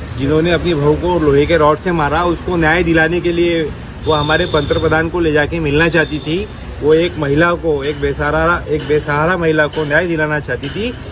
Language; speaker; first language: Hindi; non-native, local second language; Marathi